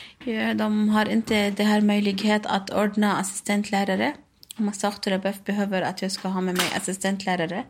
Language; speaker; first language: Swedish; non-native, learner; Arabic